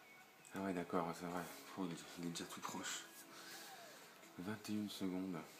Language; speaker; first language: French; native; French